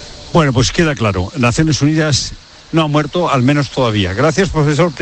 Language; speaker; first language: Spanish; native; Spanish